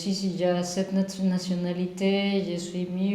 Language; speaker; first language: French; non-native, learner; Spanish